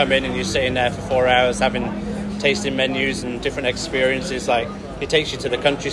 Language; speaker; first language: English; native; English